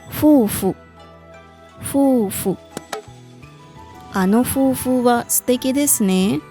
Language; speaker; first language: Japanese; non-native, fluent; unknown